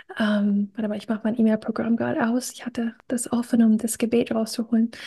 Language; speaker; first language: German; non-native, fluent; English